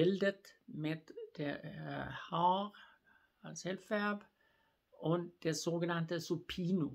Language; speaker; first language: German; non-native, fluent; Swedish